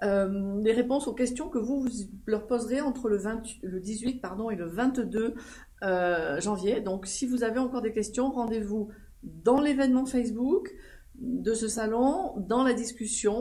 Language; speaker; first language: French; native; French